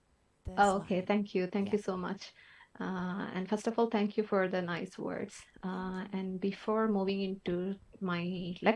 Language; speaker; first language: English; non-native, local second language; Malayalam